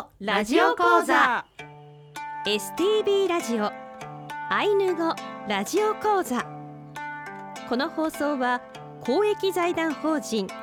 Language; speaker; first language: Japanese; native; Japanese